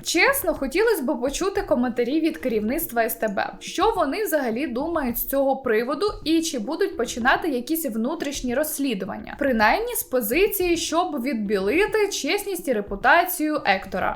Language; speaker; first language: Ukrainian; native; Ukrainian